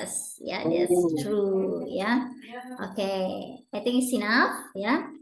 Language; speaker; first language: English; non-native, learner; Indonesian